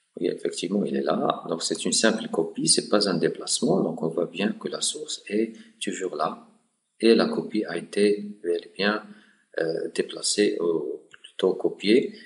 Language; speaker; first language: French; non-native, local second language; Arabic